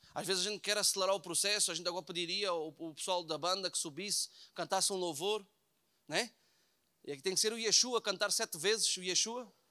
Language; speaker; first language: Portuguese; native; Portuguese